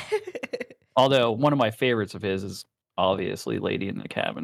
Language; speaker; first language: English; native; English